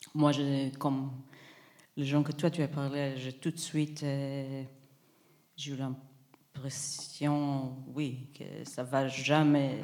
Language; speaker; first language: French; non-native, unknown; Hebrew